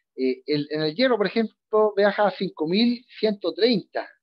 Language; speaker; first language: Spanish; native; Spanish